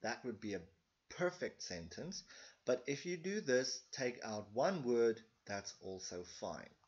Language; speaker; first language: English; non-native, local second language; Afrikaans